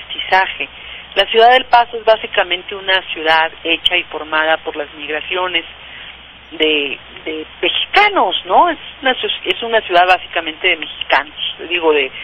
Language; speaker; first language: Spanish; native; Spanish